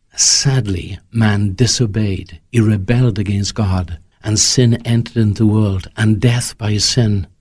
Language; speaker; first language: English; native; English